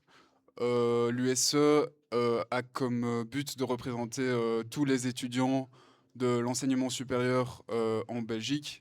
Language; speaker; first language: French; native; French